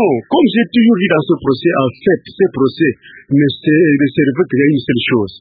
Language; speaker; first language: French; non-native, local second language; Kongo